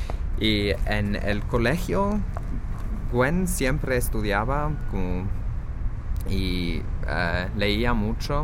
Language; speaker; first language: Spanish; non-native, fluent; English